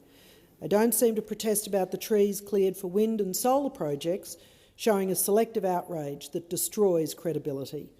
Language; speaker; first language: English; native; English